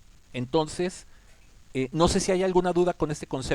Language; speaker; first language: Spanish; native; Spanish